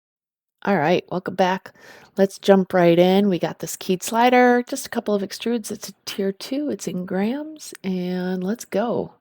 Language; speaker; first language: English; native; English